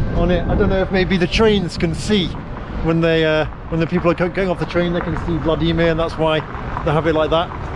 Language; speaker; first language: English; native; English